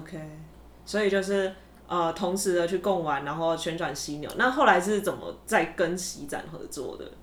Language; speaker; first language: Chinese; native; Chinese